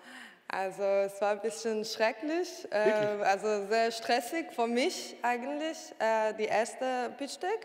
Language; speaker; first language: German; non-native, learner; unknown